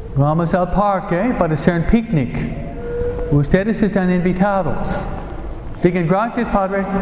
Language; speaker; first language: Spanish; non-native, fluent; English